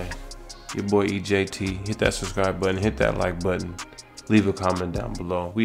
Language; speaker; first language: English; native; English